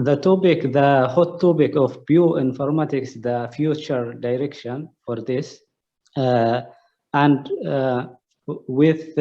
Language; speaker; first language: English; non-native, learner; Arabic